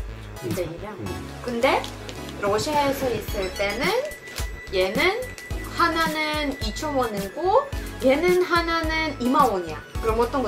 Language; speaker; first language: Korean; non-native, fluent; Russian